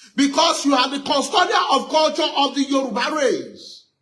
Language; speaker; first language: English; non-native, local second language; Yoruba